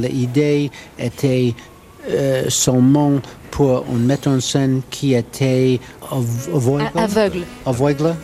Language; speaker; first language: French; non-native, learner; English